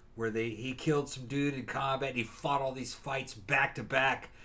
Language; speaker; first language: English; native; English